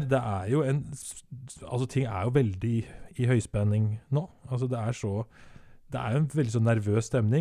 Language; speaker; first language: Norwegian; native; Norwegian